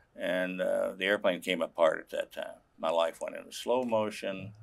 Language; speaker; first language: English; native; English